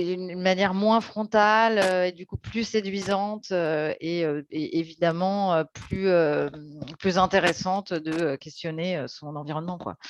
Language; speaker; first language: French; native; French